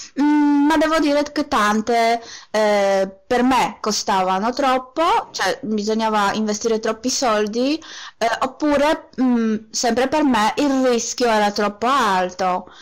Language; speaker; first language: Italian; non-native, fluent; Polish